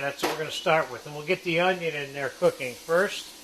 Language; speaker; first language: English; native; English